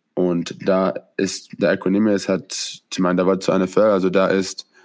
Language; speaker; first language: German; non-native, fluent; English